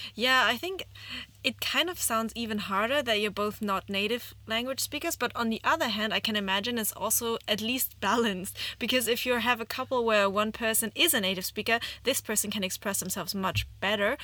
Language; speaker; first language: English; non-native, fluent; German